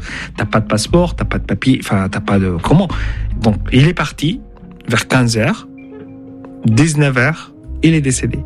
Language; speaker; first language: French; non-native, fluent; Arabic